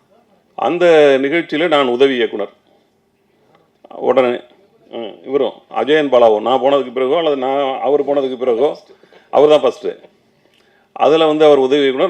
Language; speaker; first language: Tamil; native; Tamil